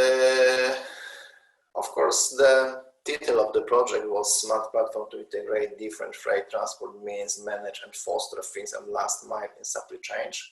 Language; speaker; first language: English; non-native, learner; Polish